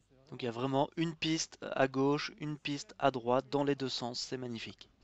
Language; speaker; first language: French; native; French